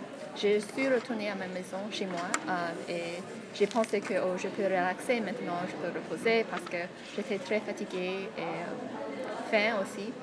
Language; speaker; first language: French; non-native, fluent; English